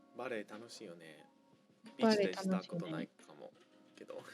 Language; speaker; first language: Japanese; non-native, learner; English